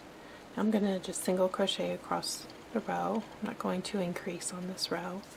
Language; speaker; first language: English; native; English